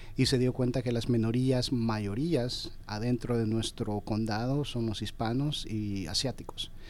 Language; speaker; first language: Spanish; early bilingual, heritage; Spanish